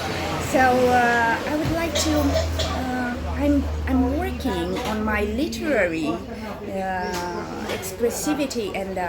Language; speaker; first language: English; non-native, fluent; Italian